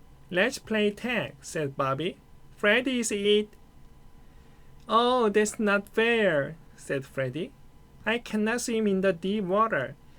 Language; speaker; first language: English; non-native, fluent; Korean